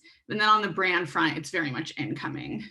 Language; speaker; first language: English; native; English